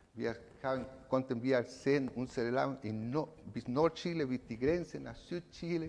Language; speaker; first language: German; non-native, learner; Spanish